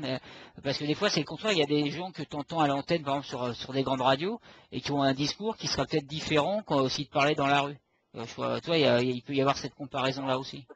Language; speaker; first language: French; native; French